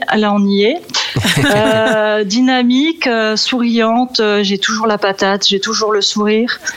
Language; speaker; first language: French; native; French